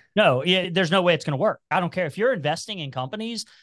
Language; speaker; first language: English; native; English